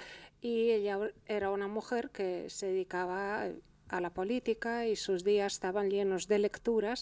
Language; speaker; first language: Spanish; early bilingual, heritage; Spanish